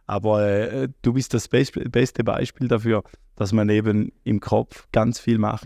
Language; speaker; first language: German; native; German